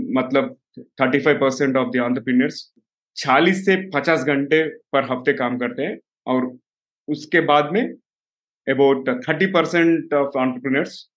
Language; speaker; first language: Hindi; non-native, local second language; Telugu